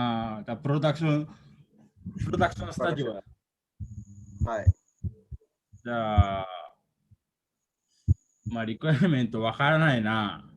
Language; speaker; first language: Japanese; non-native, learner; Indonesian